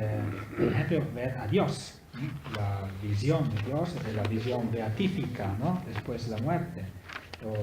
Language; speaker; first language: Spanish; non-native, fluent; Italian